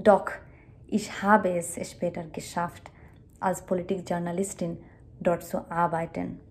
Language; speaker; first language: German; non-native, fluent; Bangla